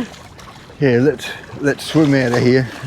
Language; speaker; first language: English; native; English